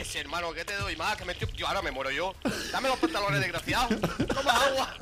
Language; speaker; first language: Spanish; native; Spanish